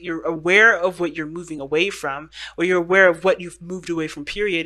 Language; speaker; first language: English; native; English